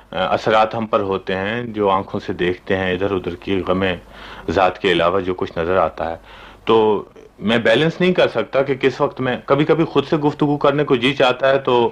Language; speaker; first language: Urdu; non-native, local second language; Pashto